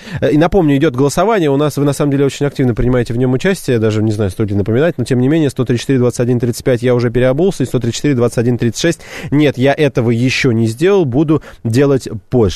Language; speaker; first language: Russian; native; Russian